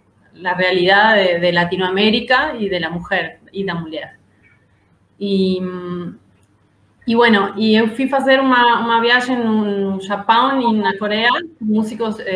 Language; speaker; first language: Portuguese; non-native, learner; Spanish